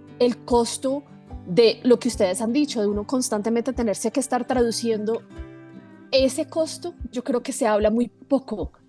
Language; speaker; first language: Spanish; early bilingual, other home language; English